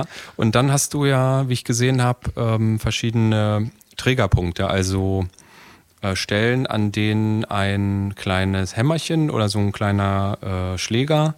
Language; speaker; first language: German; native; German